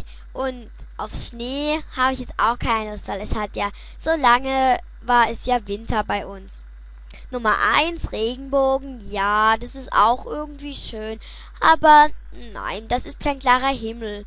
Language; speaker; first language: German; native; German